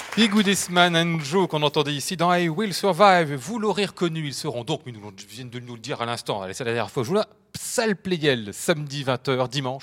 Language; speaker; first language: French; native; French